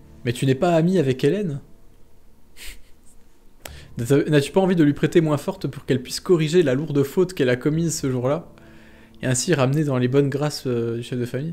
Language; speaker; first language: French; native; French